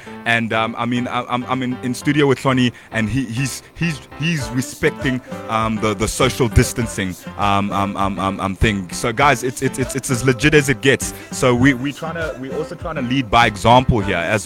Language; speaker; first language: English; non-native, local second language; Bemba